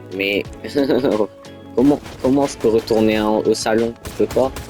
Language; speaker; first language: French; native; French